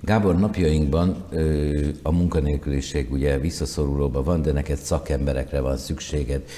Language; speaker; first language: Hungarian; native; Hungarian